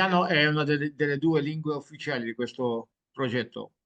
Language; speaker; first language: Italian; non-native, fluent; Maltese